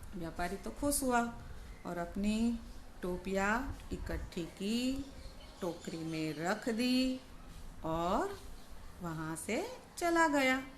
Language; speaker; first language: Hindi; non-native, local second language; Gujarati